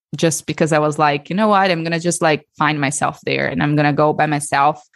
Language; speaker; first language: English; non-native, fluent; Portuguese